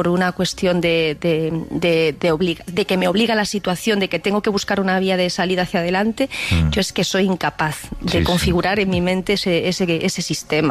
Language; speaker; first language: Spanish; native; Spanish